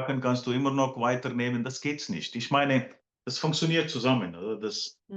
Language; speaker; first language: German; non-native, fluent; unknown